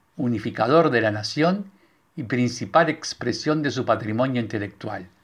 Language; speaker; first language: Spanish; non-native, local second language; Hungarian